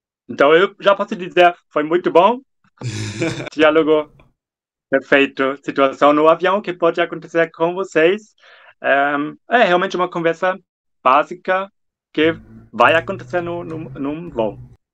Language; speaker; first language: Portuguese; non-native, fluent; German